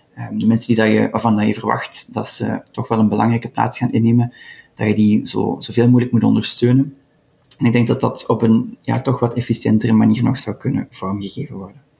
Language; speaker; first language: Dutch; native; Dutch